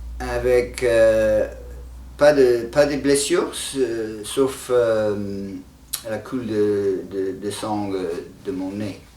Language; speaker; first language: French; non-native, fluent; English